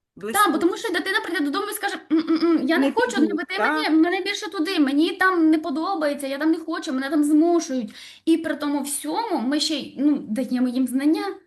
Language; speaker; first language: Ukrainian; native; Ukrainian